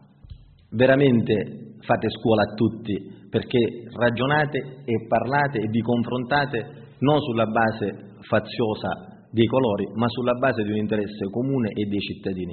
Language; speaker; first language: Italian; native; Italian